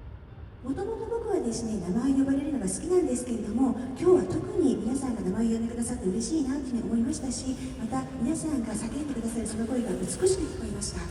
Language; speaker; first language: Japanese; native; Japanese